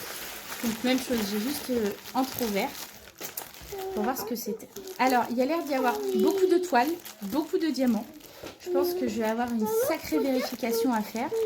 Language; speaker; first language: French; native; French